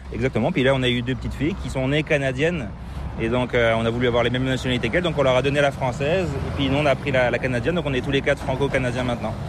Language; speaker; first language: French; native; French